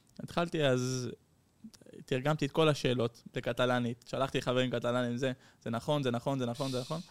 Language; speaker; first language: Hebrew; early bilingual, heritage; Hebrew